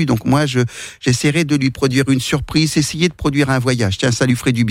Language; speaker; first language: French; native; French